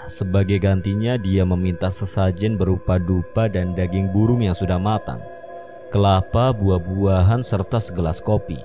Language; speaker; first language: Indonesian; native; Indonesian